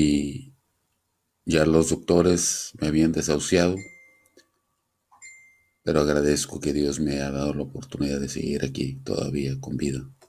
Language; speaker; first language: Spanish; native; Spanish